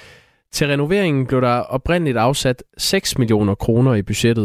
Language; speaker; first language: Danish; native; Danish